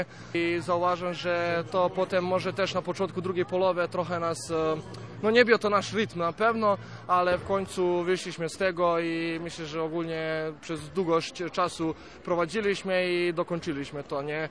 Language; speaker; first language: Polish; non-native, fluent; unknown